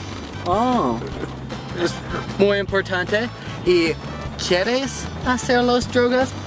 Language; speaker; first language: Spanish; non-native, learner; English